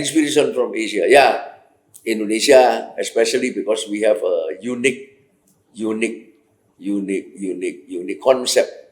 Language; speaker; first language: English; non-native, fluent; Indonesian